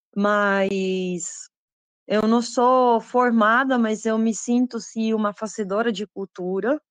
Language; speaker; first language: Portuguese; non-native, fluent; Spanish